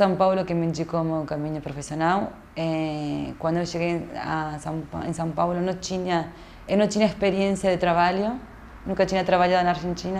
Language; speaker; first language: Portuguese; non-native, fluent; Spanish